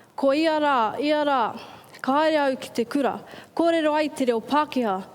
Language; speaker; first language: Māori; native; Māori